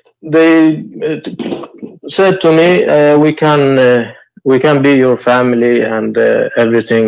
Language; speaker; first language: English; non-native, learner; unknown